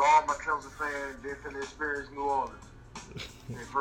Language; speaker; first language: English; native; English